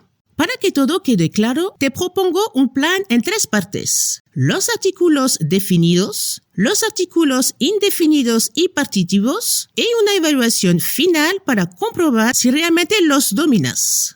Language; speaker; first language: Spanish; non-native, fluent; French